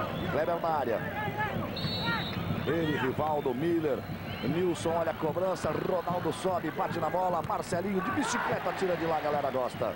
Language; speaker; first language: Portuguese; native; Portuguese